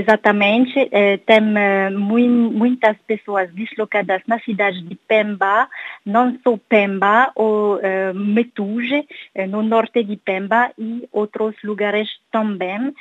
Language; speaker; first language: Portuguese; non-native, learner; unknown